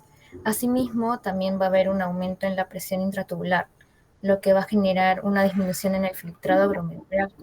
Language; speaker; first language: Spanish; native; Spanish